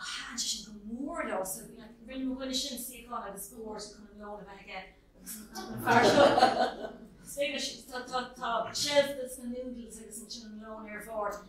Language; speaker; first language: Irish; non-native, local second language; English